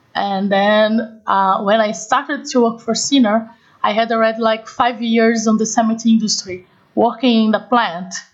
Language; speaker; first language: English; non-native, fluent; Portuguese